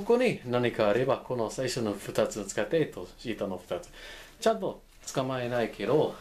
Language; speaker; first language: Japanese; non-native, fluent; English